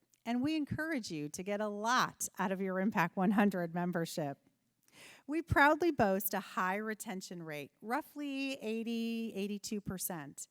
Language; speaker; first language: English; native; English